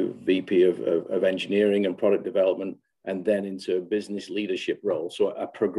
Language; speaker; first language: English; native; English